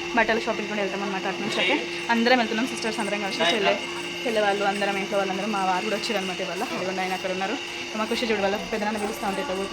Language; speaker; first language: Telugu; native; Telugu